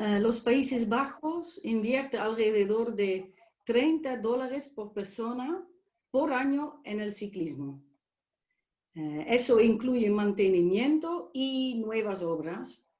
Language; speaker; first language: Spanish; non-native, fluent; Dutch